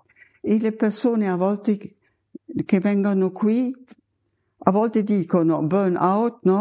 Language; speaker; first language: Italian; non-native, fluent; German